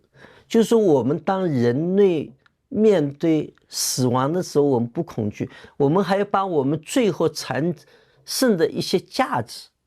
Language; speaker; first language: Chinese; native; Chinese